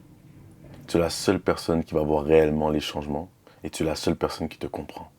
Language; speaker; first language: French; native; French